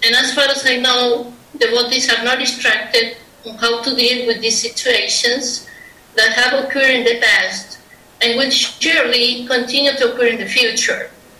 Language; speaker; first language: English; non-native, fluent; Spanish